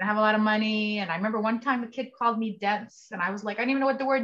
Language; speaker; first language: English; early bilingual, other home language; Arabic